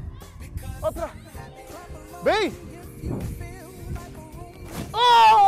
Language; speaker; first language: Portuguese; non-native, learner; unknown